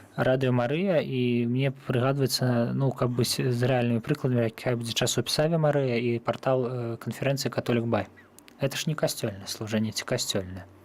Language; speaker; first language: Belarusian; native; Belarusian